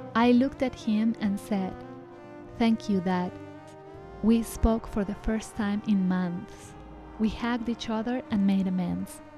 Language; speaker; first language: English; non-native, fluent; Spanish